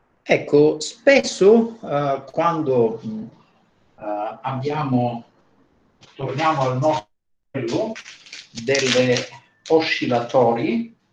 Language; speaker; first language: Italian; non-native, fluent; Bulgarian